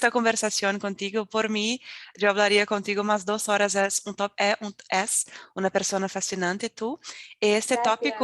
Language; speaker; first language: Spanish; non-native, fluent; Portuguese